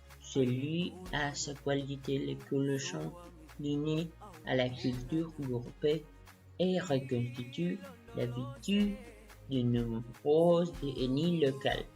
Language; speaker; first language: French; non-native, learner; Spanish